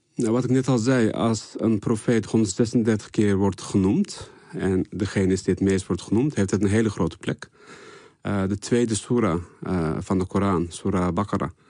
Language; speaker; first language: Dutch; early bilingual, other home language; Turkish